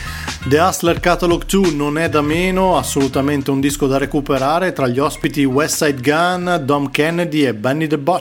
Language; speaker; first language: Italian; native; Italian